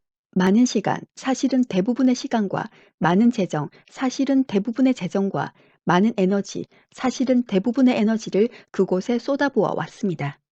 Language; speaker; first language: Korean; native; Korean